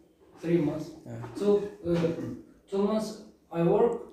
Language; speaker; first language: English; non-native, learner; Turkish